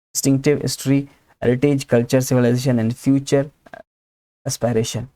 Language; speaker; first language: English; non-native, local second language; Urdu